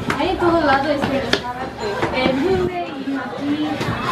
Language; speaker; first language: Spanish; non-native, learner; Korean